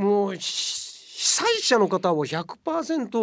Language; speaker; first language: Japanese; native; Japanese